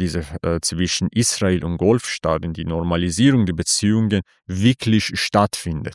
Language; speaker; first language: German; non-native, fluent; Persian